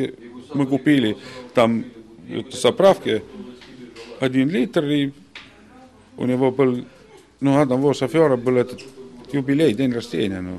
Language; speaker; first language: Russian; non-native, fluent; Estonian